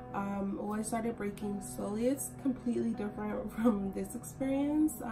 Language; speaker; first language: English; early bilingual, other home language; Spanish